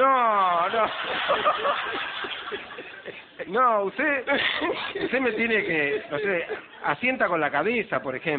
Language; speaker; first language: Spanish; native; Spanish